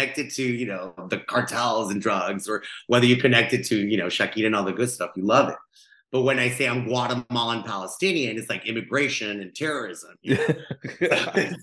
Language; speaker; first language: English; non-native, fluent; Spanish